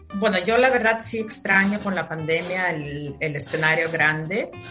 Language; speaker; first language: Spanish; non-native, fluent; Ukrainian